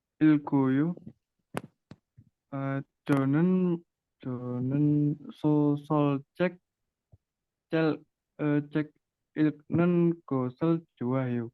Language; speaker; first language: Korean; non-native, learner; Indonesian